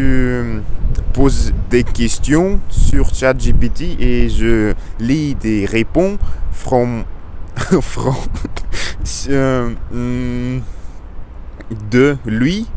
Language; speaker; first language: French; non-native, learner; Russian